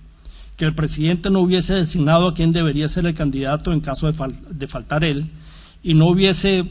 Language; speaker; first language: Spanish; native; Spanish